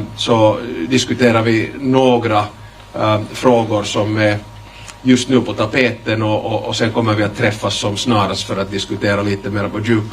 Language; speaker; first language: Swedish; native; Swedish